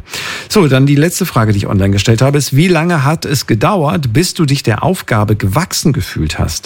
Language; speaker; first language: German; native; German